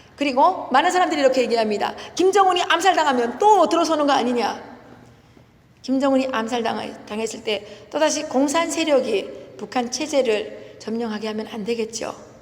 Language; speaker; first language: Korean; native; Korean